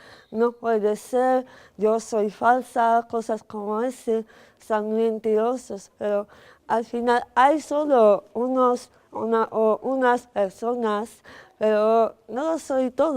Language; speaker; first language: Spanish; non-native, fluent; Arabic